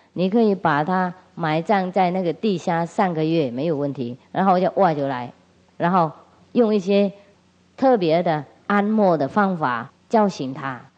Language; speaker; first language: Chinese; non-native, fluent; Vietnamese